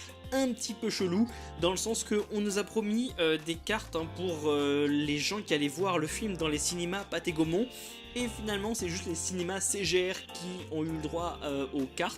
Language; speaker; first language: French; native; French